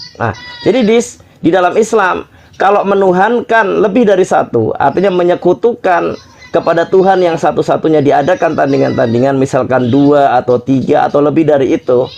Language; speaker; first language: Indonesian; native; Indonesian